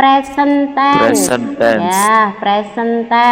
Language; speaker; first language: English; non-native, learner; Indonesian